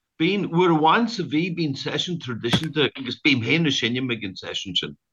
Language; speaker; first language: Irish; native; Irish